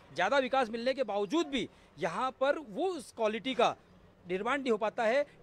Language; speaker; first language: Hindi; native; Hindi